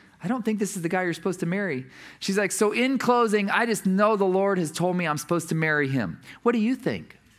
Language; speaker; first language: English; native; English